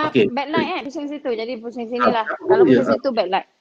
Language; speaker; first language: Malay; native; Malay